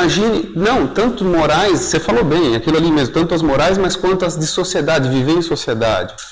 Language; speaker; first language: Portuguese; native; Portuguese